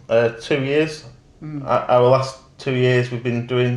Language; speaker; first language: English; native; English